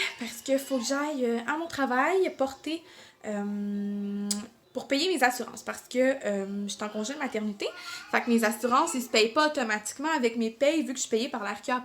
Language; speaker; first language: French; native; French